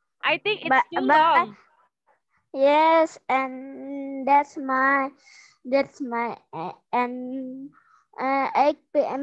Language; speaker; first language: English; non-native, learner; Indonesian